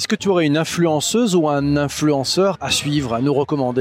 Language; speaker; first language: French; native; French